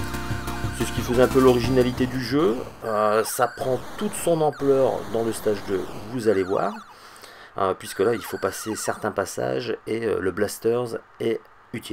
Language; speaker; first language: French; native; French